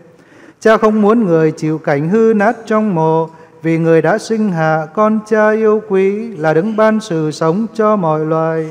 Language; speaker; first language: Vietnamese; native; Vietnamese